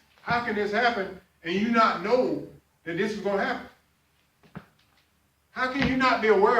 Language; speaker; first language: English; native; English